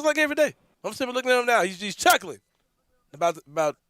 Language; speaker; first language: English; native; English